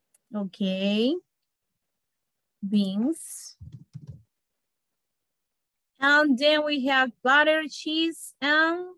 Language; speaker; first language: English; non-native, learner; Spanish